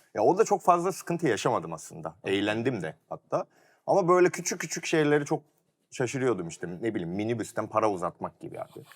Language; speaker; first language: Turkish; early bilingual, other home language; Korean